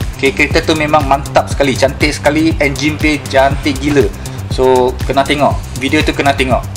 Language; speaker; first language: Malay; non-native, local second language; Min Nan Chinese